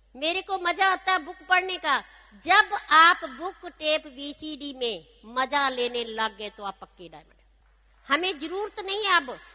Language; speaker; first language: Hindi; non-native, local second language; Punjabi